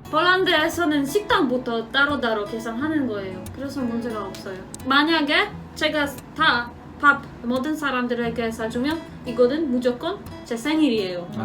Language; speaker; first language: Korean; non-native, fluent; Polish